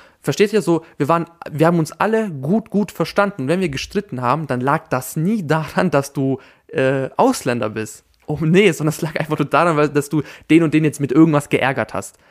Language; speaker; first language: German; early bilingual, other home language; Albanian